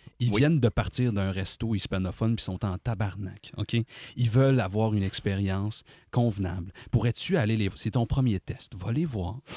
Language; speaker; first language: French; native; French